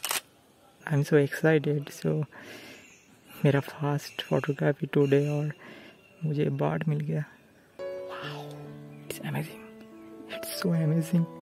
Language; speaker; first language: Hindi; non-native, local second language; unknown